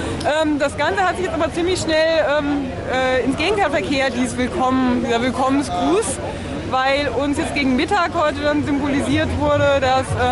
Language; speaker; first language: German; native; German